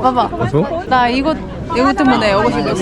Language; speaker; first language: Korean; non-native, learner; Spanish